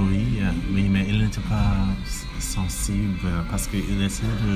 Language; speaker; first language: French; non-native, learner; English